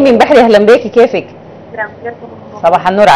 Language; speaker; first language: Arabic; native; Arabic